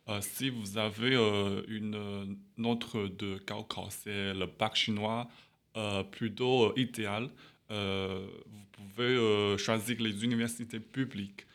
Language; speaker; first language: French; non-native, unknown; Chinese